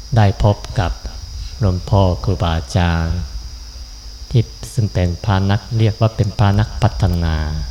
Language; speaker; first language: Thai; non-native, fluent; Japanese